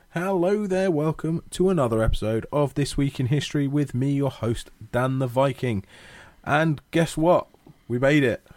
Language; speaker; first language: English; native; English